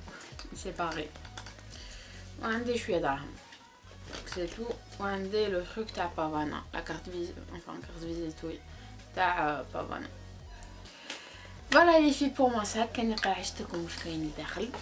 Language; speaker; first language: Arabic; early bilingual, heritage; Arabic